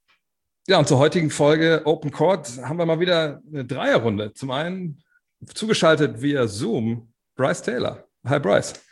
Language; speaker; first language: German; native; German